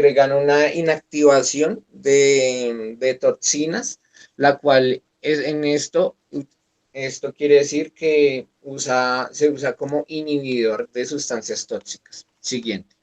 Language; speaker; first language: Spanish; native; Spanish